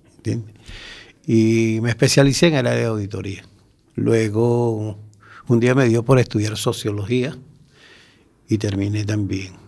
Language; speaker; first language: Spanish; native; Spanish